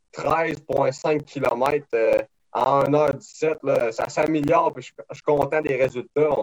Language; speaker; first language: French; native; French